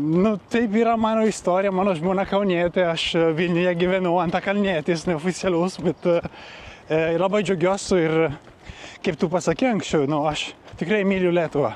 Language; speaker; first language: Lithuanian; non-native, learner; Italian